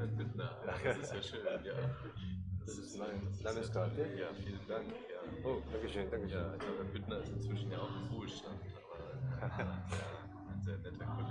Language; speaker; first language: German; non-native, fluent; Korean